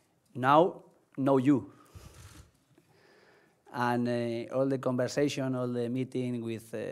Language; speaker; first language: English; non-native, learner; Spanish